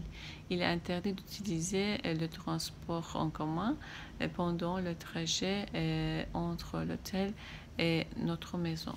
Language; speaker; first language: French; non-native, fluent; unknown